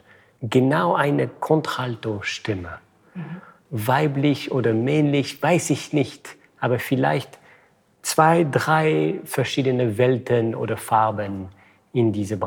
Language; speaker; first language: German; non-native, fluent; French